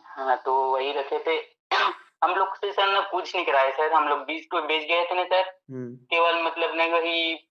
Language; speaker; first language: Hindi; native; Hindi